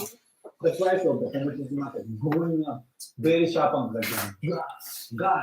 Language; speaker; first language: English; non-native, learner; Japanese